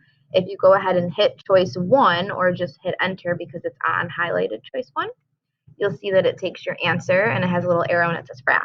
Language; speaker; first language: English; native; English